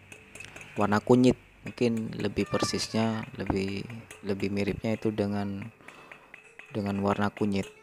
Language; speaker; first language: Indonesian; non-native, local second language; Madurese